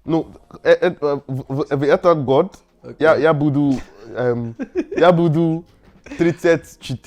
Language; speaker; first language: Russian; non-native, learner; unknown